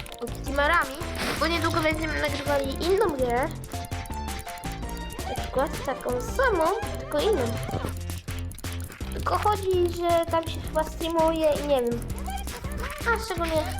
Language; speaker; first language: Polish; early bilingual, other home language; Ukrainian